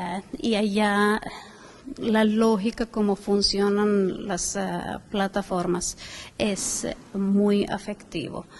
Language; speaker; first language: Spanish; non-native, fluent; Finnish